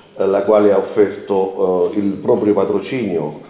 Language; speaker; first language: Italian; non-native, fluent; Greek